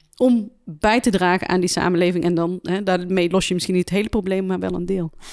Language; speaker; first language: Dutch; early bilingual, other home language; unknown